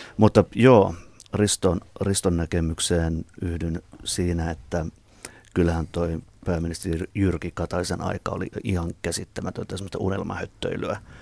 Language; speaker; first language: Finnish; native; Finnish